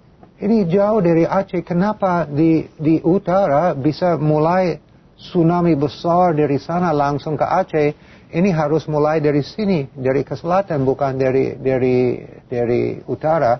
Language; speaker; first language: Indonesian; non-native, fluent; English